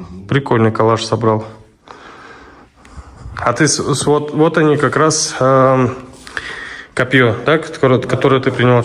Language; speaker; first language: Russian; native; Russian